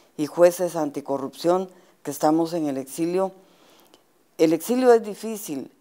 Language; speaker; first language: Spanish; native; Spanish